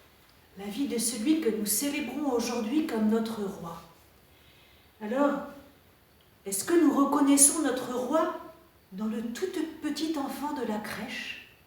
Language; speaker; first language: French; native; French